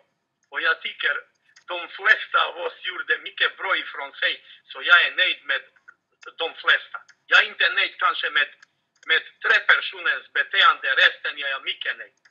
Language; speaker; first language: Swedish; non-native, fluent; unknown